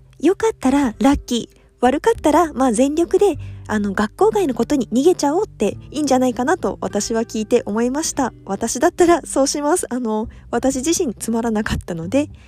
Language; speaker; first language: Japanese; native; Japanese